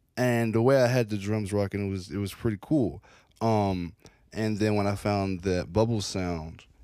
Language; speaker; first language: English; native; English